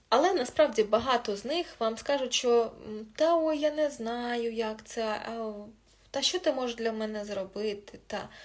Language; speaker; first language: Ukrainian; non-native, local second language; Russian